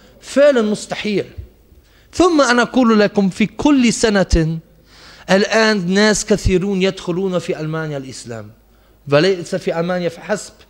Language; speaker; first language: Arabic; non-native, fluent; German